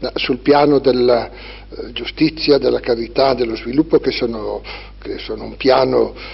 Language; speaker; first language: Italian; native; Italian